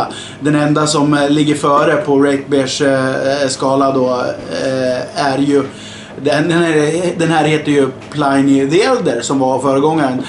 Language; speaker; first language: Swedish; native; Swedish